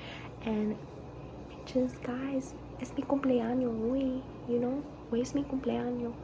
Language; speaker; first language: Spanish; early bilingual, heritage; English